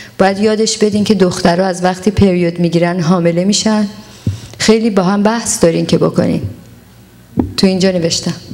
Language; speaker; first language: Persian; native; Persian